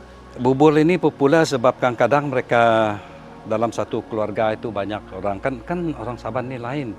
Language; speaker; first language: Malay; non-native, local second language; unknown